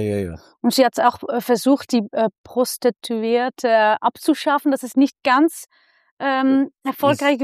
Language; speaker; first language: German; non-native, fluent; Dutch